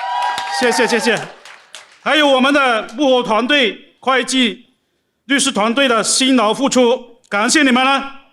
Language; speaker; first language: Chinese; native; Chinese